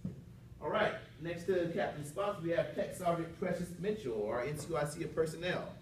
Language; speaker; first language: English; native; English